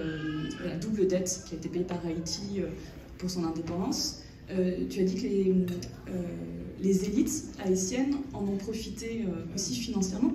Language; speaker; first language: French; native; French